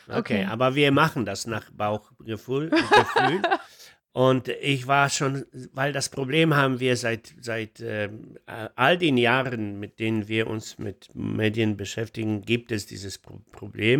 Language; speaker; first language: German; non-native, fluent; Polish